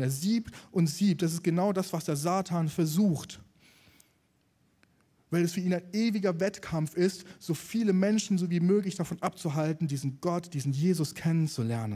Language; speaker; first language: German; native; German